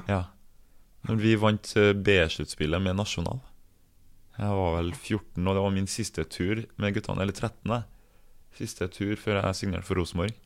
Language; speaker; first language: Norwegian; early bilingual, other home language; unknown